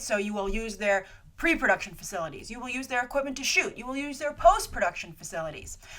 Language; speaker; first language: English; native; English